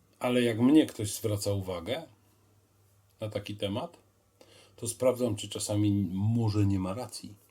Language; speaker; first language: Polish; native; Polish